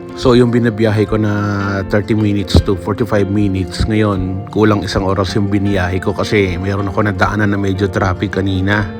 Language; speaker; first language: Filipino; native; Filipino